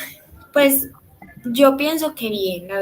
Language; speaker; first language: Spanish; native; Spanish